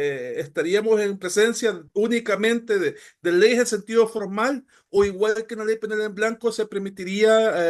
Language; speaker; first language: Spanish; native; Spanish